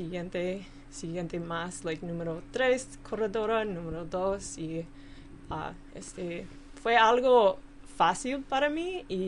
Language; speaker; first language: Spanish; non-native, learner; English